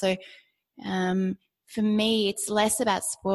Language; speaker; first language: English; native; English